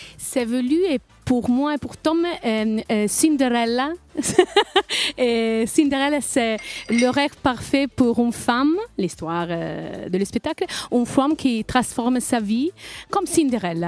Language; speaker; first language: French; non-native, learner; Italian